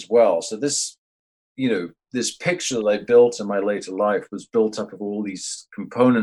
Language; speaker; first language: English; native; English